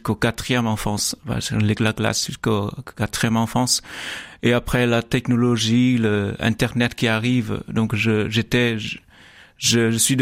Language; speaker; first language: French; non-native, learner; Vietnamese